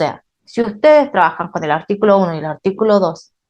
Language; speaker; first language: Spanish; native; Spanish